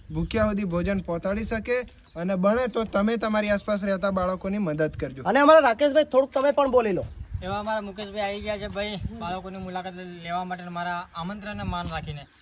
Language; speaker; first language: Gujarati; native; Gujarati